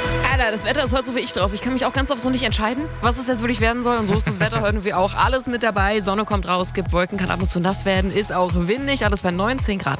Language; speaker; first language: German; native; German